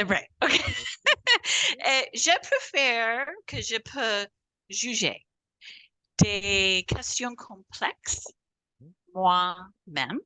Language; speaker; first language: French; non-native, fluent; English